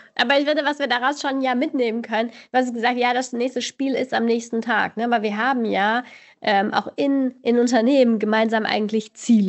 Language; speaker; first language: German; native; German